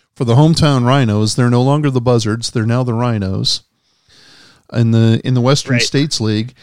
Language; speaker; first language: English; native; English